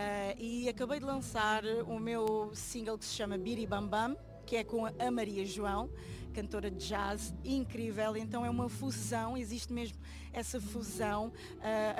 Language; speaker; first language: Portuguese; native; Portuguese